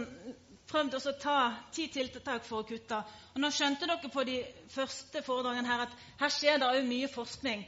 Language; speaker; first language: Norwegian; native; Norwegian